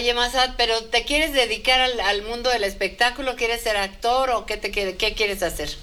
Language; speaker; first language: Spanish; native; Spanish